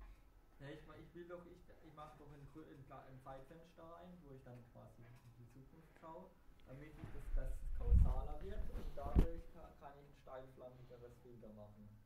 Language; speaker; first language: German; native; German